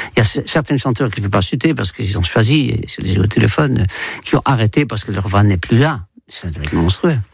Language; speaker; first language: French; non-native, fluent; Dutch